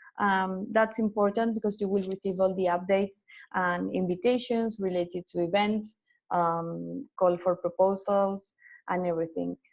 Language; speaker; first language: English; non-native, fluent; Spanish